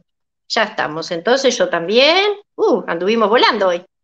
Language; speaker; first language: Spanish; native; Spanish